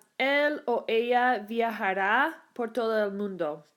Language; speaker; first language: Spanish; non-native, learner; English